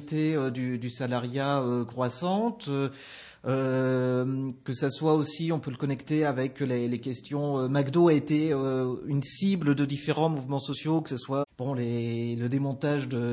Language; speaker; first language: French; native; French